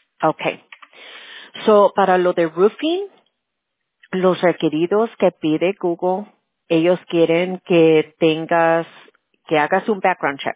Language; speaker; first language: Spanish; early bilingual, heritage; Spanish